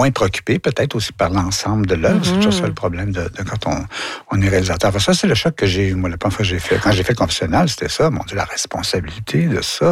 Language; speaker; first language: French; native; French